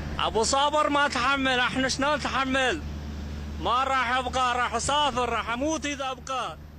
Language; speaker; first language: Arabic; non-native, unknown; Chinese